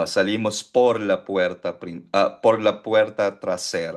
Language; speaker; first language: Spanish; non-native, fluent; Filipino